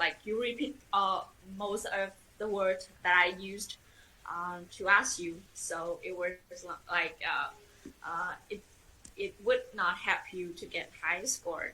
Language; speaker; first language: English; non-native, fluent; Vietnamese